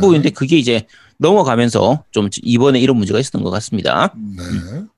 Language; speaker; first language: Korean; native; Korean